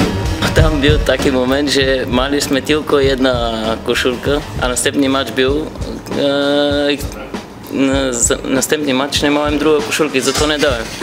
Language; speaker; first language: Polish; non-native, learner; Bulgarian